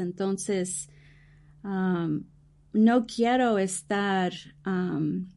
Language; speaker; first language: Spanish; early bilingual, heritage; English